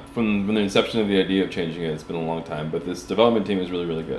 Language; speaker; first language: English; early bilingual, other home language; Spanish